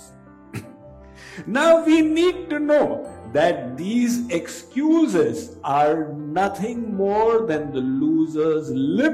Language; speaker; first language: English; non-native, local second language; Hindi